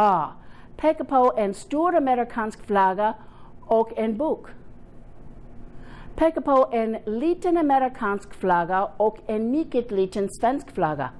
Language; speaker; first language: Swedish; non-native, fluent; English